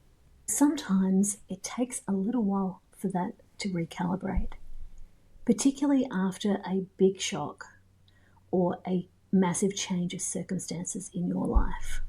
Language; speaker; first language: English; native; English